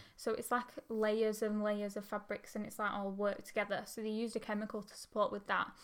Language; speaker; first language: English; native; English